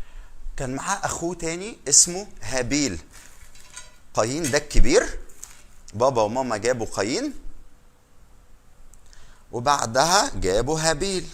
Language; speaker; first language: Arabic; native; Arabic